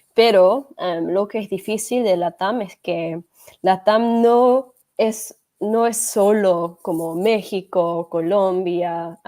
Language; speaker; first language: Spanish; non-native, learner; English